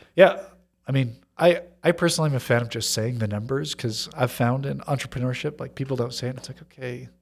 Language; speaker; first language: English; native; English